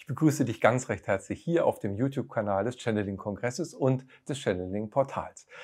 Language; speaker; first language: German; native; German